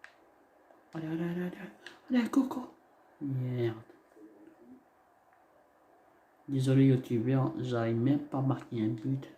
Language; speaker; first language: French; non-native, learner; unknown